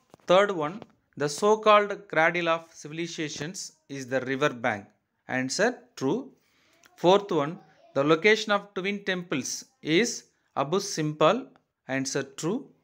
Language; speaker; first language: English; non-native, local second language; Tamil